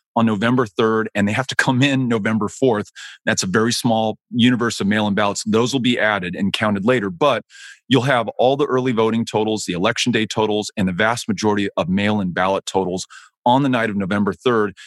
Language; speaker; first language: English; native; English